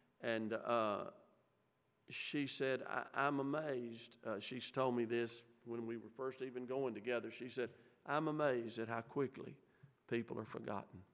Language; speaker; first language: English; native; English